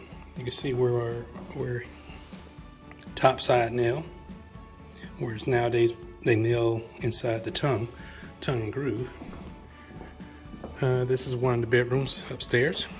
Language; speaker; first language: English; native; English